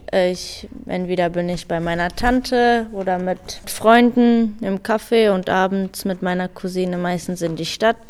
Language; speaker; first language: German; early bilingual, other home language; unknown